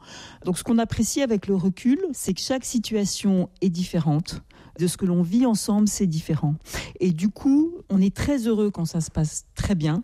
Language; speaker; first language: French; native; French